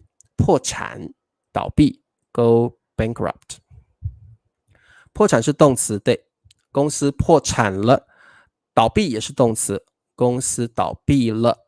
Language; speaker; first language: Chinese; native; Chinese